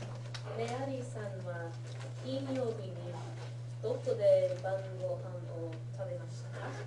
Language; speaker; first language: Japanese; non-native, learner; English